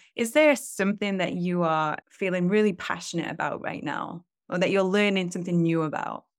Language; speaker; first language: English; native; English